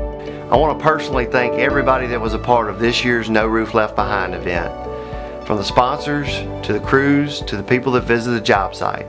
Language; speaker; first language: English; native; English